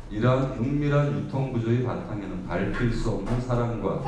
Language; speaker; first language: Korean; native; Korean